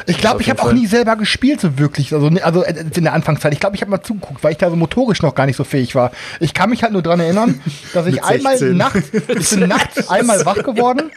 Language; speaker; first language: German; native; German